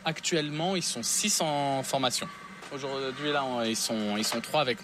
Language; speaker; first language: French; native; French